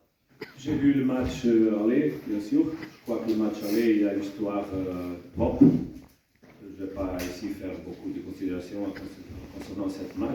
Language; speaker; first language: French; non-native, fluent; Portuguese